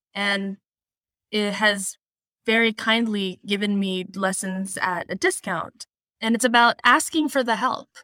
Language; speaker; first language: English; non-native, local second language; Filipino